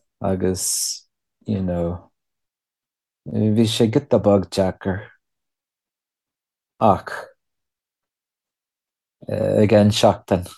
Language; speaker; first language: Irish; non-native, learner; English